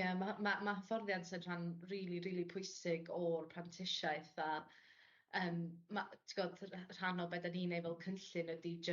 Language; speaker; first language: Welsh; native; Welsh